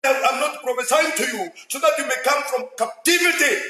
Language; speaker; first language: English; non-native, local second language; Swahili